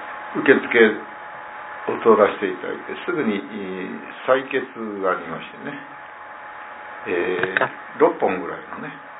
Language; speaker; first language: Japanese; native; Japanese